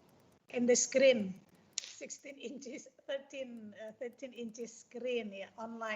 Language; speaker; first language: English; non-native, fluent; Indonesian